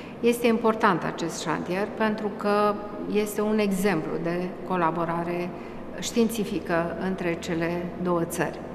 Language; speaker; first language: Romanian; native; Romanian